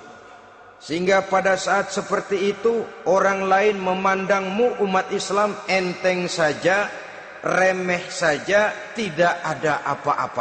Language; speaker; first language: Indonesian; native; Indonesian